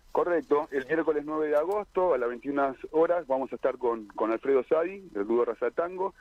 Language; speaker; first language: Spanish; native; Spanish